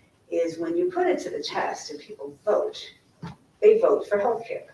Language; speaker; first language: English; native; English